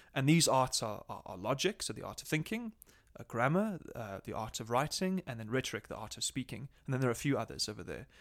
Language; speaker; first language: English; native; English